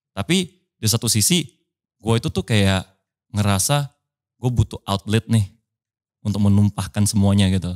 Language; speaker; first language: Indonesian; non-native, local second language; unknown